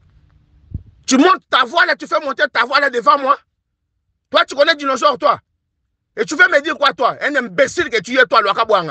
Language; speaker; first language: French; non-native, local second language; Luba-Lulua